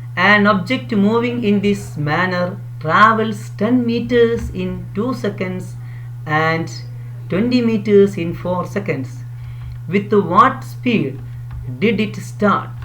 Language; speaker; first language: English; non-native, local second language; Malayalam